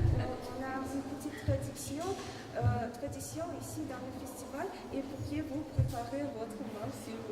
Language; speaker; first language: French; non-native, learner; Russian